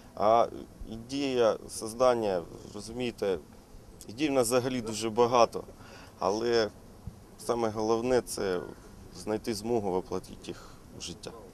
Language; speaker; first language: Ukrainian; non-native, local second language; Russian